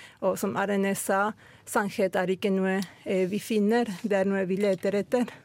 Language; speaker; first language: Norwegian; non-native, fluent; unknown